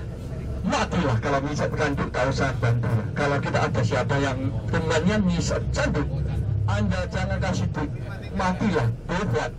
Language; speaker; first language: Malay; non-native, fluent; Chinese